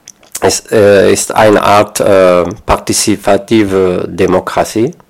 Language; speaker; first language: German; non-native, learner; Kabyle